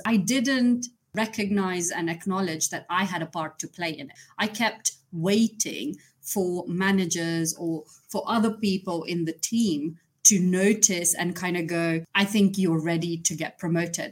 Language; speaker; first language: English; non-native, local second language; Gujarati